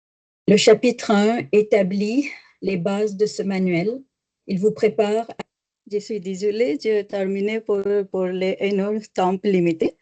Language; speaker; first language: French; non-native, learner; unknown